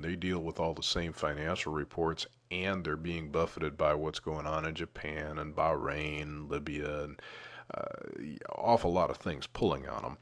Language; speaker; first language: English; native; English